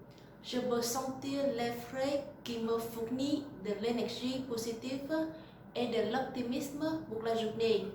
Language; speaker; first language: French; non-native, learner; Vietnamese